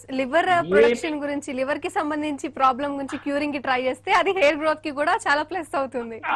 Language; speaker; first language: Telugu; native; Telugu